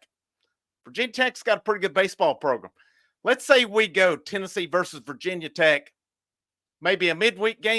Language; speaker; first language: English; native; English